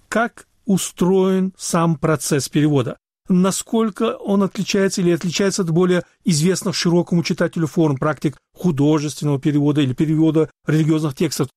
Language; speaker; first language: Russian; non-native, local second language; Chechen